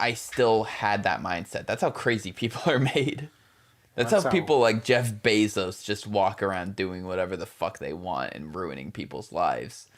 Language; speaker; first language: English; native; English